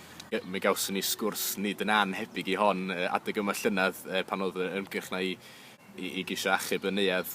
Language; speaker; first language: Welsh; native; Welsh